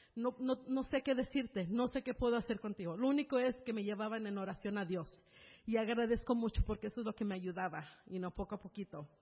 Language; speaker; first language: Spanish; early bilingual, heritage; Spanish